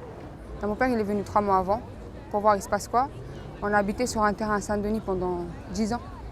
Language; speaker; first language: French; early bilingual, other home language; Romanian